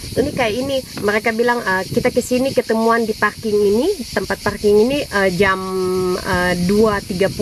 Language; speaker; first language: Indonesian; native; Indonesian